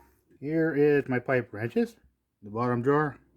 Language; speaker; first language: English; native; English